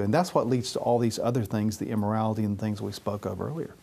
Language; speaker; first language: English; native; English